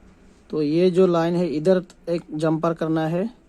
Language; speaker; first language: Hindi; non-native, local second language; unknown